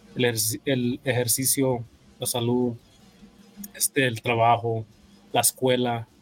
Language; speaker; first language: Spanish; early bilingual, heritage; Spanish